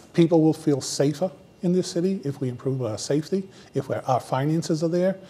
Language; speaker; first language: English; native; English